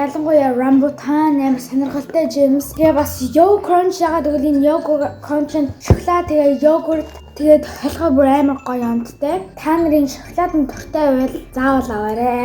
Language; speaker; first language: Mongolian; early bilingual, heritage; Mongolian